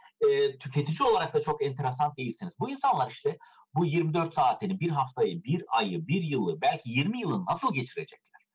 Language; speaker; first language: Turkish; early bilingual, heritage; Turkish